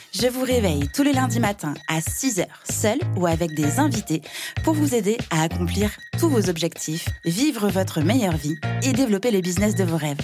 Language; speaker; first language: French; native; French